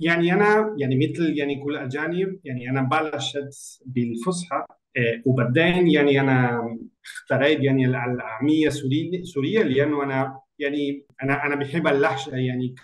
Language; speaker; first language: Arabic; non-native, learner; Spanish